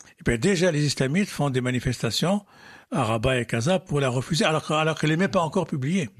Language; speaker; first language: French; non-native, local second language; Arabic